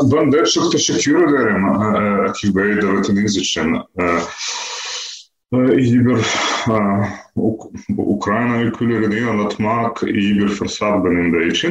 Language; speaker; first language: Turkish; non-native, fluent; Ukrainian